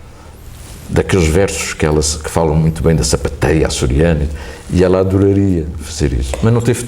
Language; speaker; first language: Portuguese; native; Portuguese